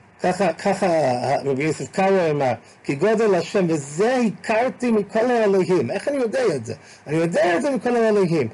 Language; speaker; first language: Hebrew; non-native, fluent; English